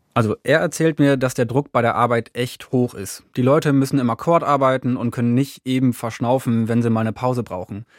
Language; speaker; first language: German; native; German